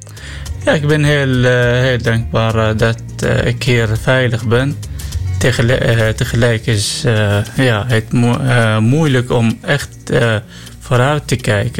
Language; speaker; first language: Dutch; non-native, learner; Arabic